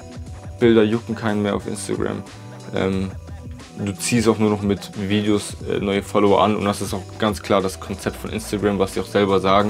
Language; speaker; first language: German; native; German